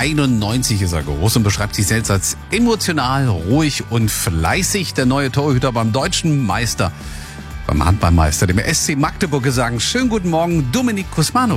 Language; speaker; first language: German; native; German